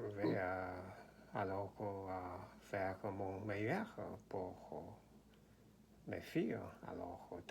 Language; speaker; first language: French; non-native, learner; Korean